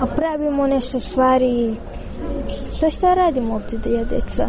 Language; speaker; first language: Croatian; non-native, learner; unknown